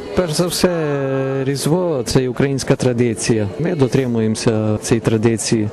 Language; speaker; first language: Ukrainian; native; Ukrainian